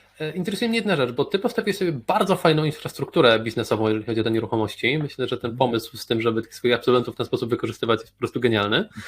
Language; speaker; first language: Polish; native; Polish